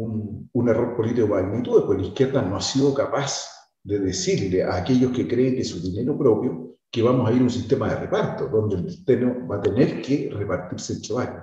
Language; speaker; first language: Spanish; native; Spanish